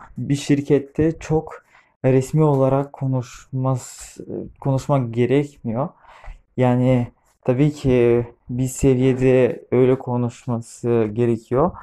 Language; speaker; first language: Turkish; non-native, fluent; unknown